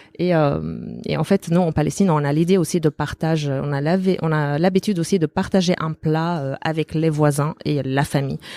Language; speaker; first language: French; non-native, fluent; Arabic